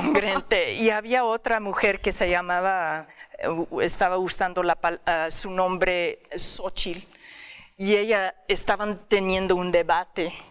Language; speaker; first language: Spanish; early bilingual, heritage; English